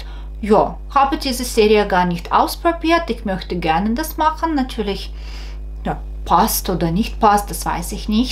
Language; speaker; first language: German; non-native, fluent; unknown